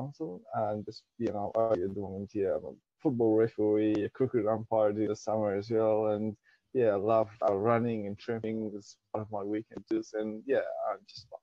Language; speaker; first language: English; non-native, local second language; Persian